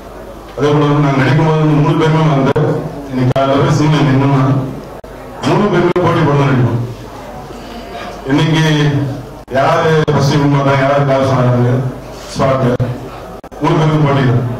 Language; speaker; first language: Tamil; native; Tamil